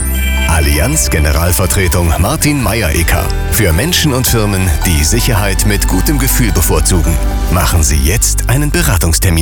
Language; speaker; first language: German; native; German